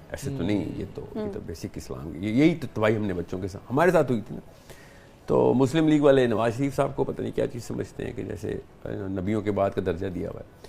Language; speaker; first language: Urdu; native; Urdu